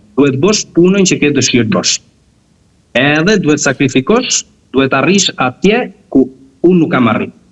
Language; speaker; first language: Albanian; early bilingual, heritage; Albanian